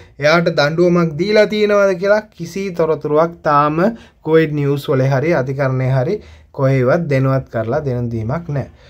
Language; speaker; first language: Sinhala; native; Sinhala